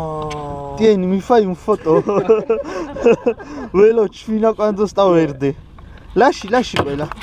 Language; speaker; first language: Italian; non-native, learner; Georgian